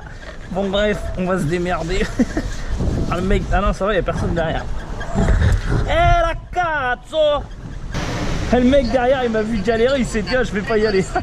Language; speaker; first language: French; native; French